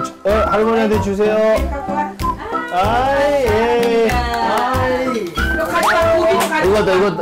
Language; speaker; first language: Korean; non-native, fluent; Japanese